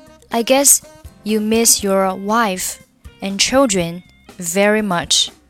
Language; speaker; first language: English; non-native, fluent; Chinese